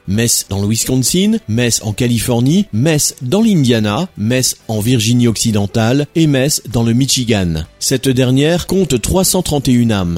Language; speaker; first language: French; native; French